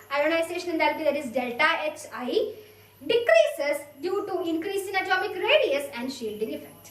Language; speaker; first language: English; non-native, local second language; Malayalam